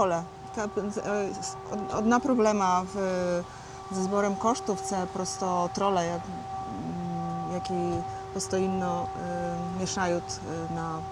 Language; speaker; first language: Ukrainian; non-native, fluent; Polish